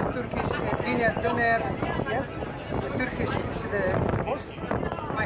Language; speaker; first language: English; non-native, learner; Hungarian